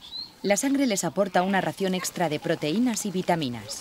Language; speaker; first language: Spanish; native; Spanish